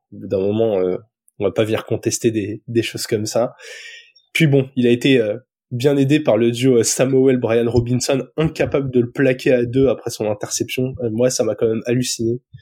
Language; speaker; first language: French; native; French